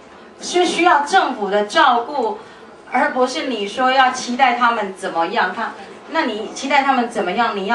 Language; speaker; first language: Chinese; native; Chinese